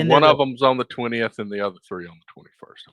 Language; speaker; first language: English; native; English